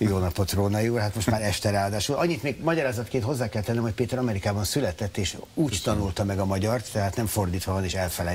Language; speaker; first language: Hungarian; native; Hungarian